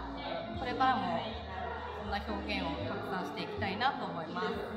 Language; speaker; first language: Japanese; native; Japanese